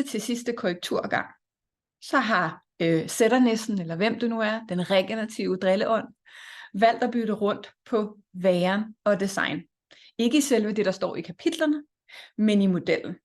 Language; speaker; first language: Danish; native; Danish